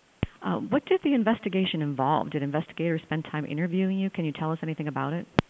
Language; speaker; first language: English; native; English